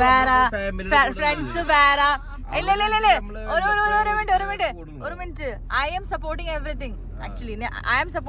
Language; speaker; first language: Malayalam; non-native, learner; Hindi